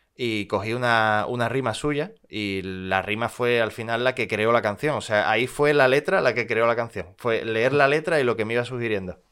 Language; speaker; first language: Spanish; native; Spanish